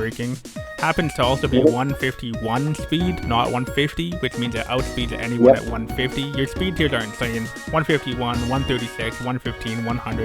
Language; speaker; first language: English; native; English